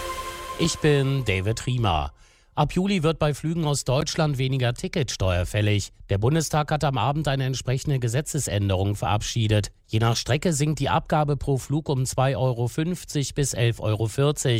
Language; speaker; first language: German; native; German